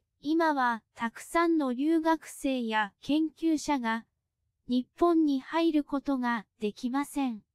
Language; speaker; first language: Japanese; non-native, fluent; Cantonese